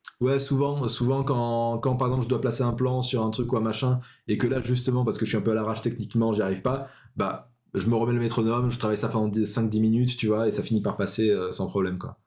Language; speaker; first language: French; native; French